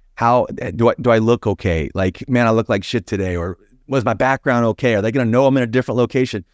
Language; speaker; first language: English; native; English